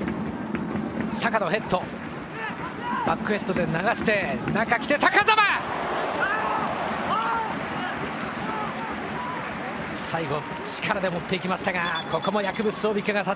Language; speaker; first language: Japanese; native; Japanese